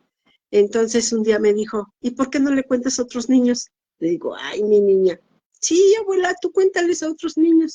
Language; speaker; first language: Spanish; native; Spanish